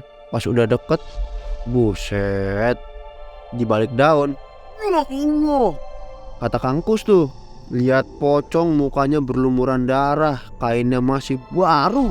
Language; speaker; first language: Indonesian; native; Indonesian